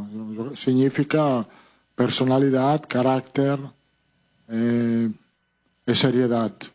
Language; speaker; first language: Portuguese; non-native, fluent; Italian